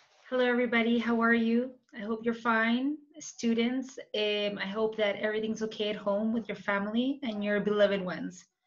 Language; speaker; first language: English; non-native, fluent; Spanish